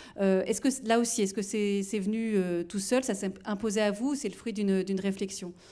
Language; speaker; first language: French; native; French